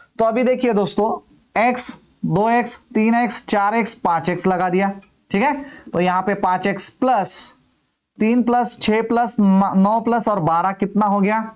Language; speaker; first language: Hindi; non-native, local second language; Marathi